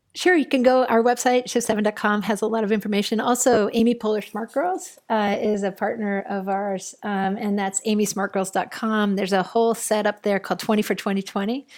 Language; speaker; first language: English; native; English